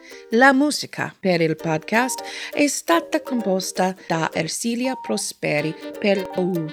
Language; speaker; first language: Italian; non-native, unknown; English